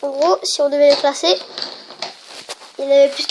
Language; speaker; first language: French; native; French